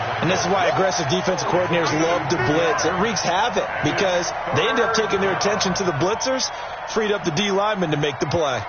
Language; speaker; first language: English; native; English